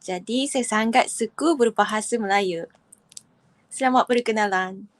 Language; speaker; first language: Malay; non-native, fluent; Japanese